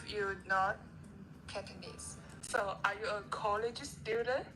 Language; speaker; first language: English; non-native, learner; Chinese